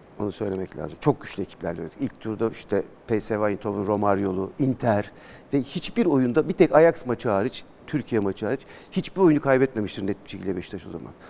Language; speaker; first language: Turkish; native; Turkish